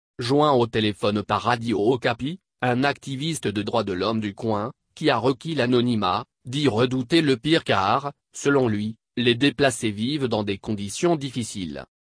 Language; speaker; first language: French; non-native, local second language; Lingala